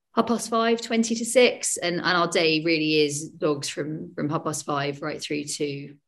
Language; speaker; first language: English; native; English